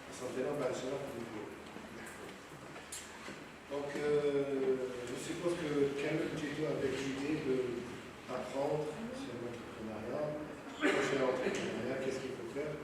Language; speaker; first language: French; non-native, local second language; Arabic